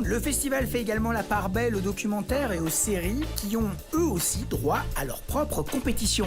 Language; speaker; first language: French; native; French